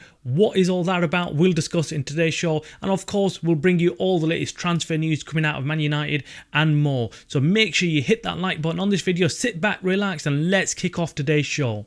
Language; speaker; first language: English; native; English